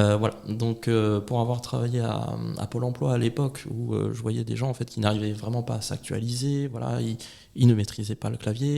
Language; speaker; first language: French; native; French